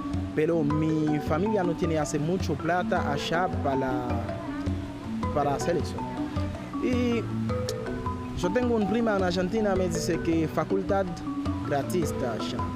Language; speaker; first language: Spanish; non-native, learner; Haitian Creole